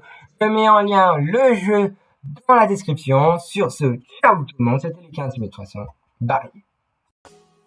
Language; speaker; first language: French; native; French